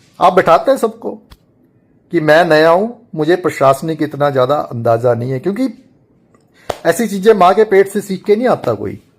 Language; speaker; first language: Hindi; native; Hindi